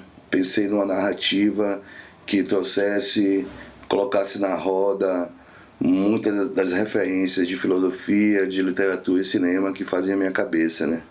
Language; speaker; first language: Portuguese; native; Portuguese